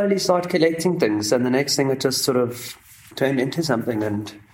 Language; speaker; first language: English; native; English